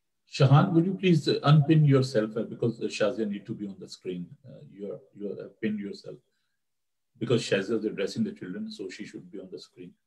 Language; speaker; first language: English; non-native, local second language; Urdu